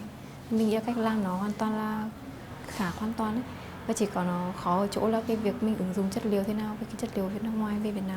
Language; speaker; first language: Vietnamese; native; Vietnamese